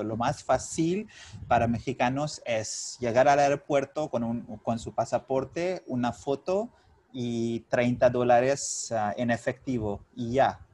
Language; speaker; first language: Spanish; non-native, fluent; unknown